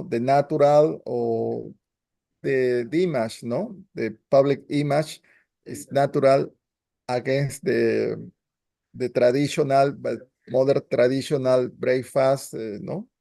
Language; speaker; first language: English; non-native, learner; Spanish